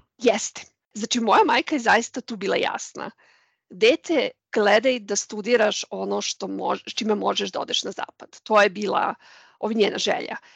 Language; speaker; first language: Serbian; native; Serbian